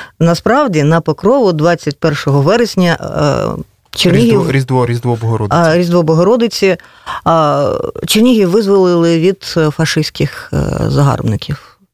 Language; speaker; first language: Ukrainian; native; Ukrainian